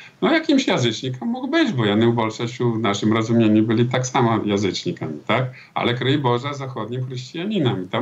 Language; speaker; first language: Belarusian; early bilingual, heritage; Belarusian